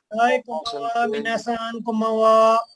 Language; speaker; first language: Japanese; non-native, fluent; Nepali